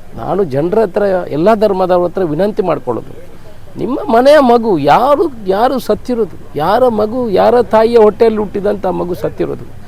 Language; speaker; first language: Kannada; native; Kannada